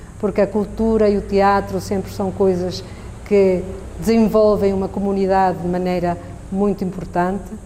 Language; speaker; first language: Portuguese; early bilingual, heritage; Spanish